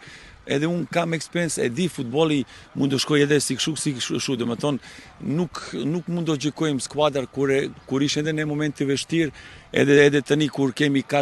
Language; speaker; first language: Albanian; non-native, learner; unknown